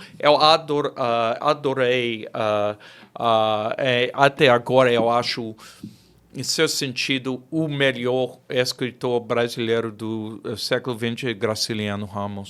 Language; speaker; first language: Portuguese; non-native, fluent; English